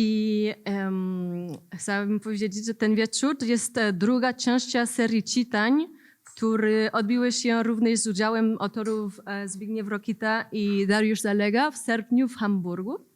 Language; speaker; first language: Polish; non-native, learner; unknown